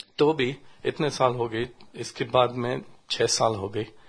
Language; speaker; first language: Hindi; non-native, learner; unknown